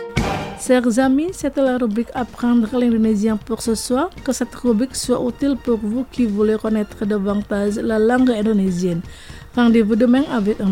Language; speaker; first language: French; non-native, fluent; Indonesian